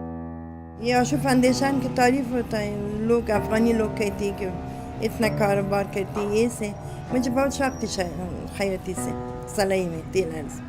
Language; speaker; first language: Hindi; non-native, learner; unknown